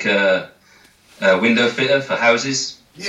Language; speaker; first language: English; native; English